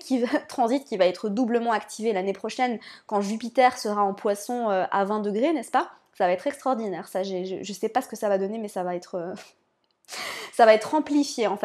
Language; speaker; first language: French; native; French